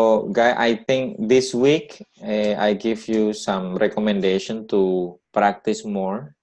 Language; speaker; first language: English; non-native, learner; Indonesian